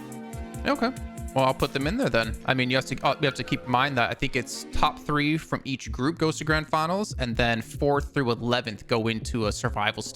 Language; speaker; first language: English; native; English